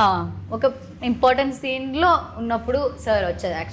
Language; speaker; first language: Telugu; non-native, learner; Malayalam